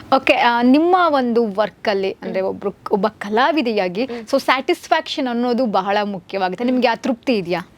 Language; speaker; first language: Kannada; native; Kannada